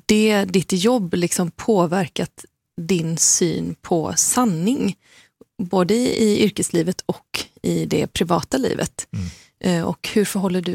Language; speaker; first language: Swedish; native; Swedish